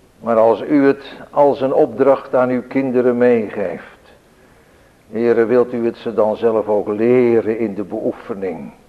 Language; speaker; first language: Dutch; native; Dutch